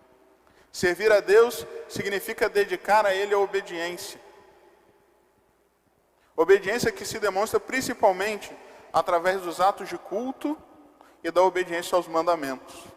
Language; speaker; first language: Portuguese; native; Portuguese